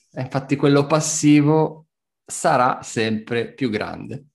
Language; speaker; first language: Italian; native; Italian